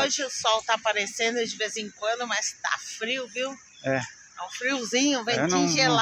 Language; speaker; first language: Portuguese; native; Portuguese